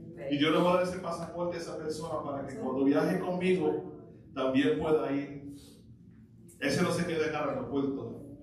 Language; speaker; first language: Spanish; early bilingual, heritage; Spanish